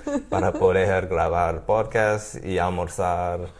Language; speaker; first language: Spanish; non-native, fluent; English